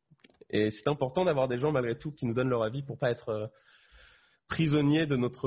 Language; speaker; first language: French; native; French